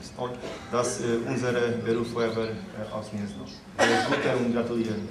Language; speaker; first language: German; non-native, learner; Polish